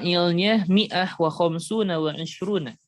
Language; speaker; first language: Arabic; non-native, fluent; Indonesian